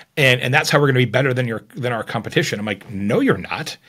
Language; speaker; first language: English; native; English